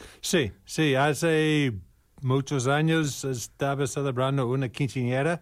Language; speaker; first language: Spanish; non-native, learner; English